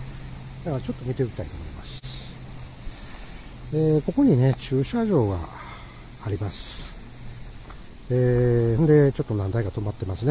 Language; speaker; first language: Japanese; native; Japanese